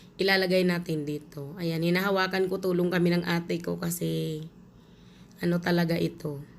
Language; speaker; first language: Filipino; non-native, local second language; Bikol